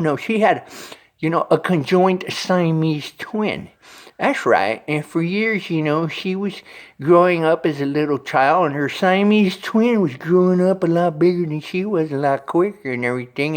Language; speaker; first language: English; native; English